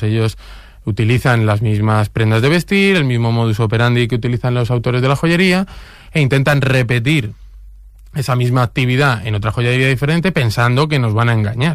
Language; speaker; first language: Spanish; native; Spanish